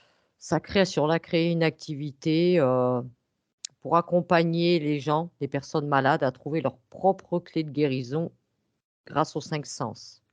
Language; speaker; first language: French; native; French